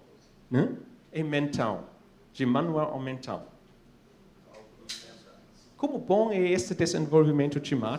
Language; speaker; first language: Portuguese; non-native, fluent; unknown